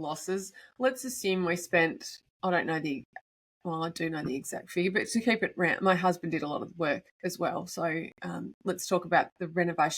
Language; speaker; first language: English; native; English